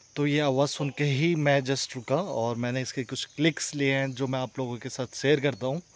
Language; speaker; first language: Hindi; native; Hindi